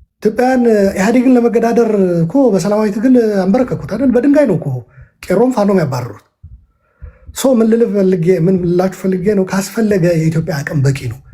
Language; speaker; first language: Amharic; non-native, local second language; Tigrinya